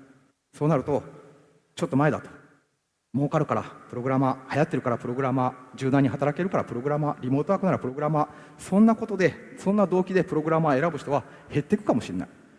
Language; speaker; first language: Japanese; native; Japanese